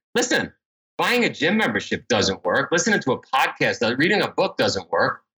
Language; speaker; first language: English; native; English